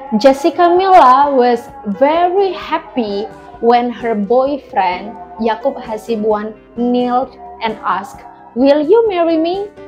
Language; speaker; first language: English; non-native, fluent; Indonesian